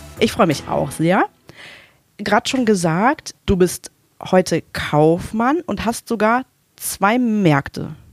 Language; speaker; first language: German; native; German